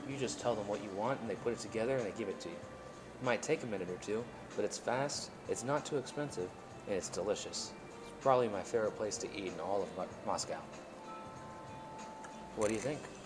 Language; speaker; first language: English; native; English